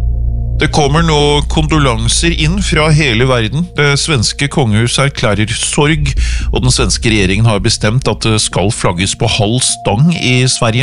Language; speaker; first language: Norwegian; native; Norwegian